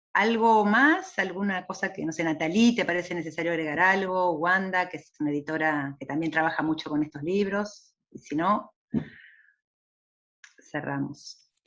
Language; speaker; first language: Spanish; native; Spanish